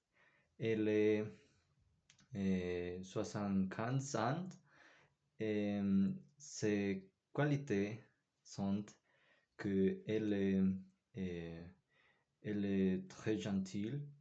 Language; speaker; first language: French; non-native, learner; Spanish